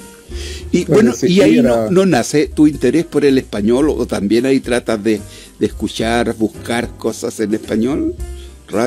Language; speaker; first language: Spanish; native; Spanish